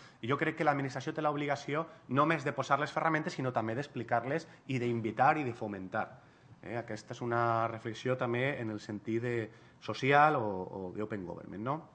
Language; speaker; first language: Catalan; non-native, local second language; Spanish